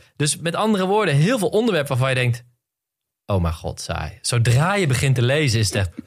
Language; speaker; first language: Dutch; native; Dutch